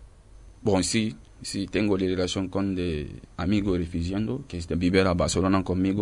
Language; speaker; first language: Spanish; non-native, learner; French